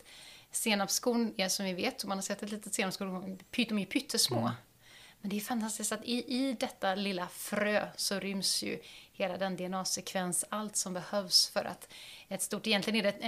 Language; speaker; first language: Swedish; native; Swedish